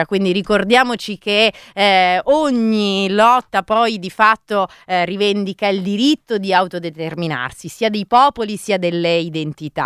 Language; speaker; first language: Italian; native; Italian